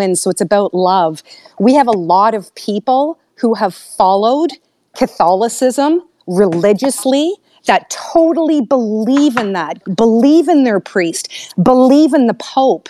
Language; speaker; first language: English; native; English